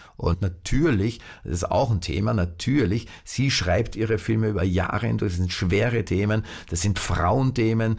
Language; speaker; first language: German; native; German